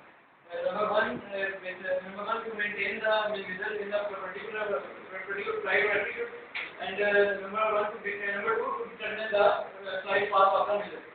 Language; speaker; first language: English; non-native, learner; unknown